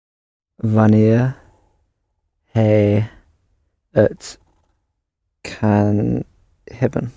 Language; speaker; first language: Dutch; non-native, learner; English